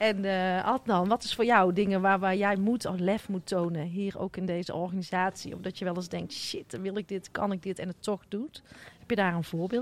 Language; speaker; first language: Dutch; native; Dutch